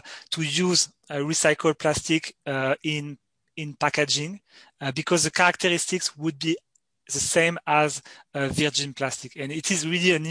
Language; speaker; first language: English; non-native, fluent; French